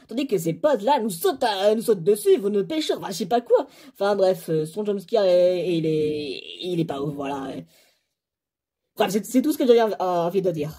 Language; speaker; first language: French; native; French